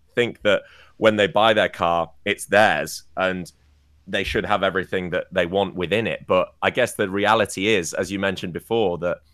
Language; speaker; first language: English; native; English